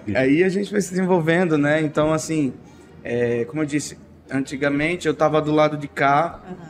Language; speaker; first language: Portuguese; native; Portuguese